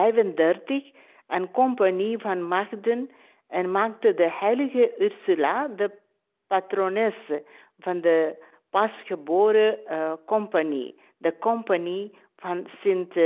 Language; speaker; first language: Dutch; non-native, learner; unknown